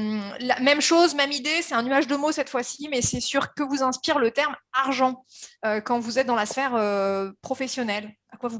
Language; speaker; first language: French; native; French